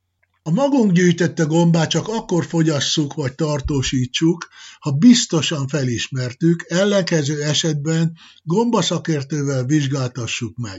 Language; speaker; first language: Hungarian; native; Hungarian